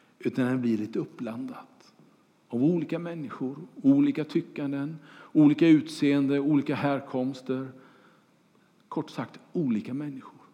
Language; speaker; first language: Swedish; native; Swedish